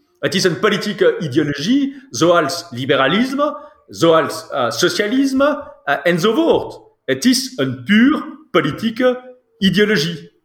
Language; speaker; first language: Dutch; non-native, local second language; French